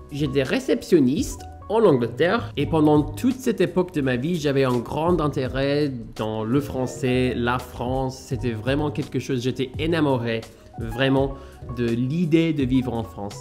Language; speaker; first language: French; non-native, fluent; English